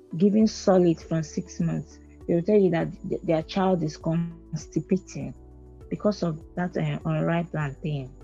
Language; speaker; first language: English; non-native, local second language; Igbo